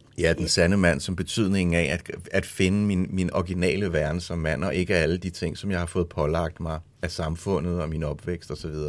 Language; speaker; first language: Danish; early bilingual, other home language; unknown